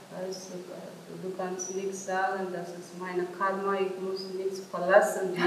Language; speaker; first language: German; non-native, learner; Telugu